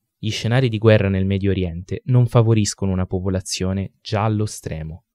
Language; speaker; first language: Italian; native; Italian